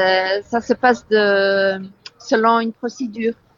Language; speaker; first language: French; non-native, fluent; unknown